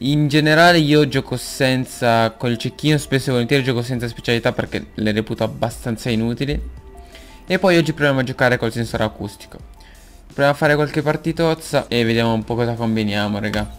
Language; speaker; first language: Italian; native; Italian